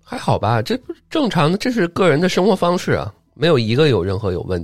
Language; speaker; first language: Chinese; native; Chinese